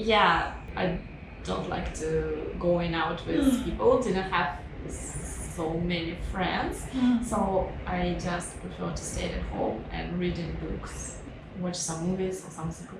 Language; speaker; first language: English; non-native, fluent; Russian